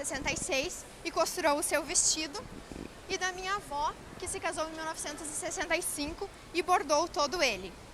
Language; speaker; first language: Portuguese; native; Portuguese